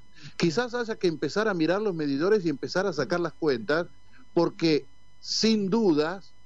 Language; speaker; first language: Spanish; native; Spanish